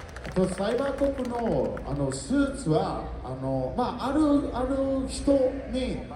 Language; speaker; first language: Japanese; non-native, fluent; Portuguese